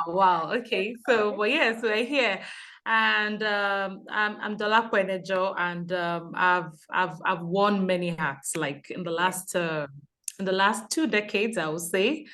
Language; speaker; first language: English; non-native, local second language; Yoruba